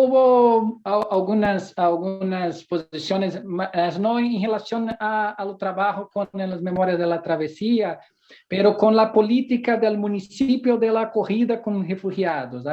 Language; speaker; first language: Spanish; non-native, fluent; Portuguese